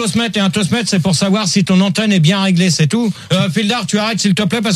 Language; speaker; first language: French; native; French